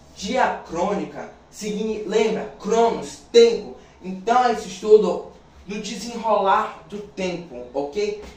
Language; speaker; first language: Portuguese; native; Portuguese